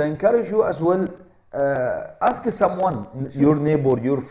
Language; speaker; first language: English; non-native, fluent; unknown